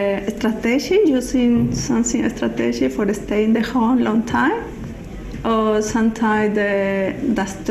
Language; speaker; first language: English; non-native, learner; Spanish